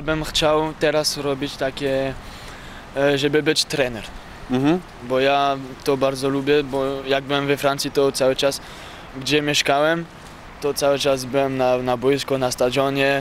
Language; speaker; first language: Polish; early bilingual, heritage; French